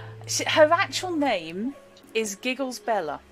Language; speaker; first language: English; native; English